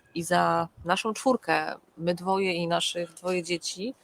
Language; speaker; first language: Polish; native; Polish